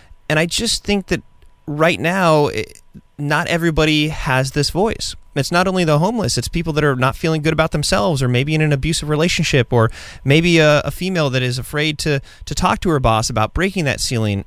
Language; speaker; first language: English; native; English